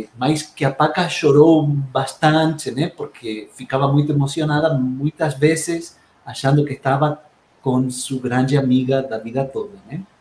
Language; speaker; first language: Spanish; non-native, learner; Portuguese